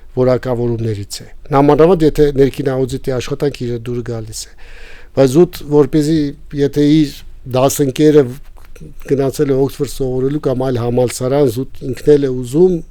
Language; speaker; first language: Armenian; native; Armenian